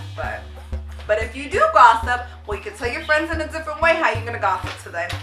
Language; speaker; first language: English; native; English